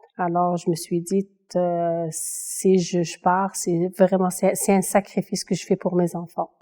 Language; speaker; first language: French; non-native, local second language; Kabyle